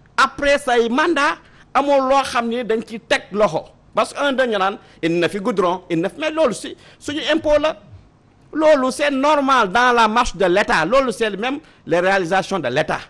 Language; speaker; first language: Wolof; non-native, local second language; Fula